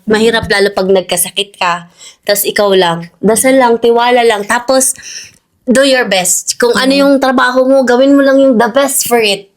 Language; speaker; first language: Filipino; native; Filipino